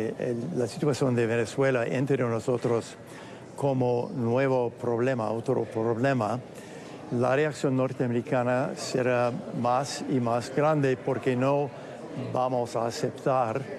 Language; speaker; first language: Spanish; non-native, fluent; English